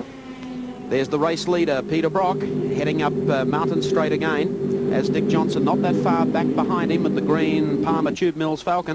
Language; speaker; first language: English; native; English